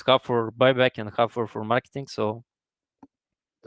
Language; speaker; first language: English; non-native, fluent; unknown